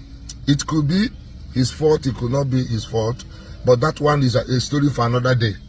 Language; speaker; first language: English; non-native, local second language; Igbo